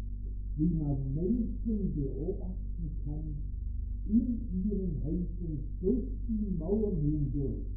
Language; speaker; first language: German; native; German